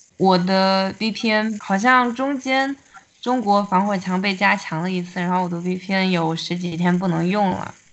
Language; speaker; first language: Chinese; native; Chinese